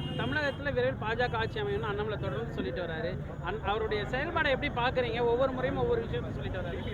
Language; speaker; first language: Tamil; native; Tamil